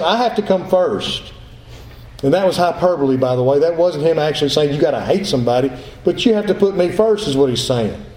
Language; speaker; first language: English; native; English